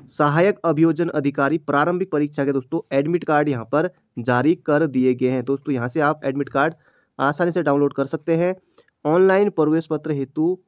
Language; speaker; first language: Hindi; native; Hindi